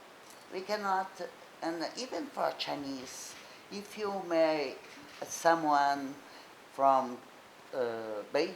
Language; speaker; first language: English; non-native, learner; Portuguese